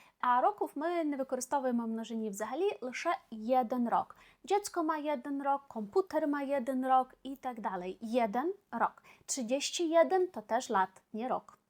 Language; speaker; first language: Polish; non-native, fluent; Ukrainian